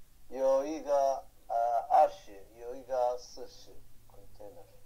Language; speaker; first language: Chinese; non-native, learner; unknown